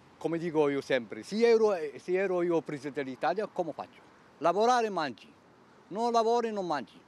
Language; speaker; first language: Italian; non-native, fluent; Arabic